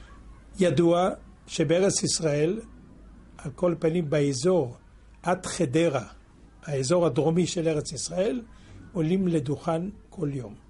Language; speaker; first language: Hebrew; non-native, fluent; French